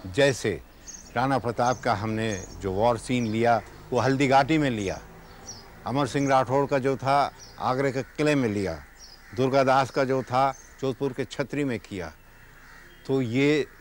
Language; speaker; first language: Hindi; non-native, local second language; Telugu